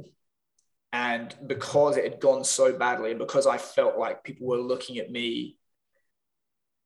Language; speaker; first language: English; native; English